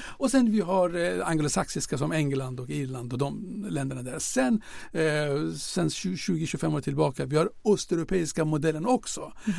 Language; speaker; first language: Swedish; non-native, fluent; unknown